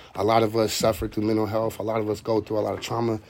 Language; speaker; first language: English; native; English